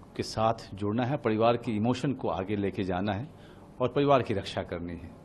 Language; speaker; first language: Hindi; native; Hindi